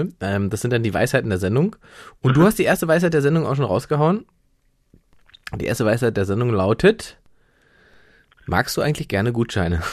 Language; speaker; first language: German; native; German